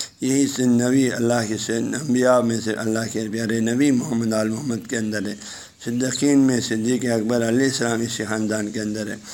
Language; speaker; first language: Urdu; non-native, local second language; Balti